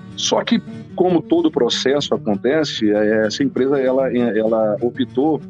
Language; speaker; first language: Portuguese; native; Portuguese